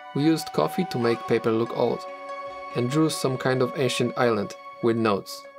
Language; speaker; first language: English; non-native, fluent; Polish